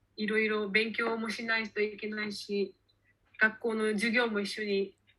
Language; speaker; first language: Japanese; native; Japanese